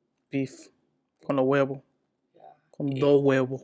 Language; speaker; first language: Spanish; early bilingual, other home language; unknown